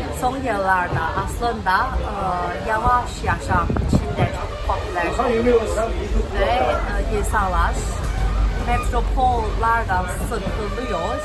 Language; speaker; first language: Turkish; non-native, fluent; Chinese